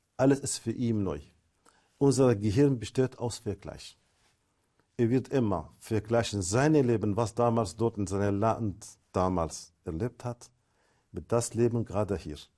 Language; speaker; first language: German; non-native, fluent; Arabic